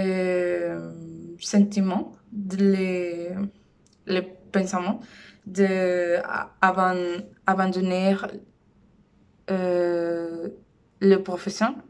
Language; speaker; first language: French; non-native, learner; Spanish